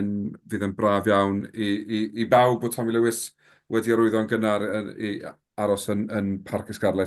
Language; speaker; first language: Welsh; native; Welsh